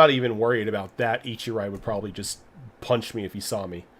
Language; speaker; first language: English; native; English